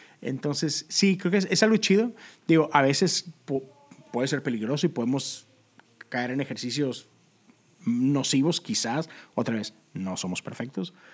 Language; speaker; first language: Spanish; native; Spanish